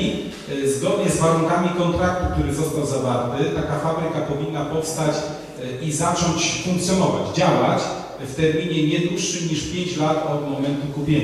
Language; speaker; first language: Polish; native; Polish